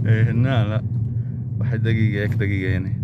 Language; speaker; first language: Arabic; non-native, learner; Urdu